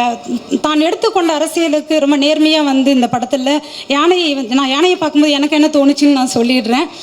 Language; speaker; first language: Tamil; native; Tamil